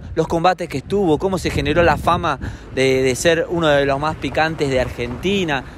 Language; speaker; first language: Spanish; native; Spanish